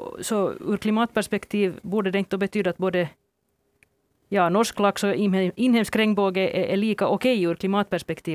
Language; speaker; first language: Swedish; native; Swedish